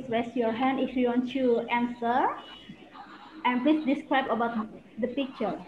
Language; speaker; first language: English; non-native, fluent; Indonesian